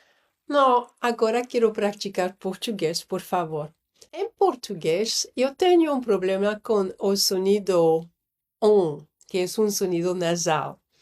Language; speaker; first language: Portuguese; non-native, learner; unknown